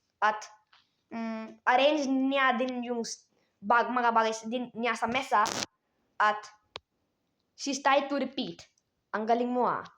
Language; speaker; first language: Filipino; non-native, learner; Hindi